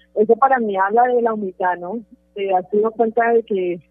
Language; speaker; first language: Spanish; native; Spanish